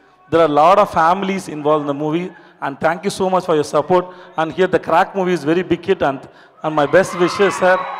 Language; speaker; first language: English; non-native, local second language; Tamil